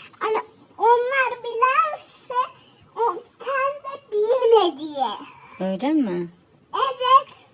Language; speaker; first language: Turkish; native; Turkish